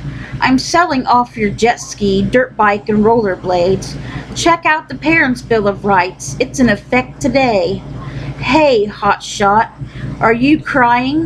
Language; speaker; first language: English; native; English